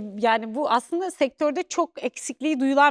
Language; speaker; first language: Turkish; native; Turkish